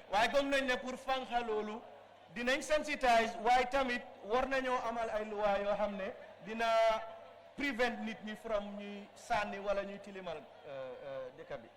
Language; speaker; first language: Wolof; native; Wolof